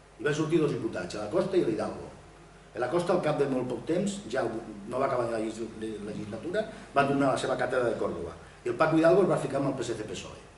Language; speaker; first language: Catalan; non-native, local second language; Spanish